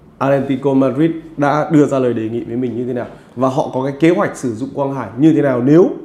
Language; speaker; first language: Vietnamese; native; Vietnamese